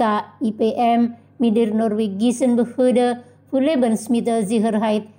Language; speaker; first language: German; non-native, fluent; Indonesian